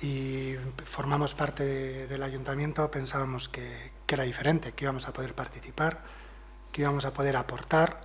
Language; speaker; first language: Spanish; non-native, local second language; Basque